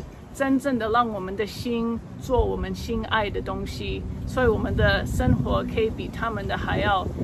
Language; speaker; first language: Chinese; early bilingual, other home language; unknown